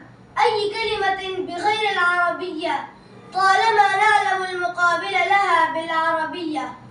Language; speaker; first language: Arabic; non-native, learner; Urdu